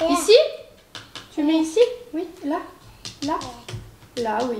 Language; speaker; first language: French; native; French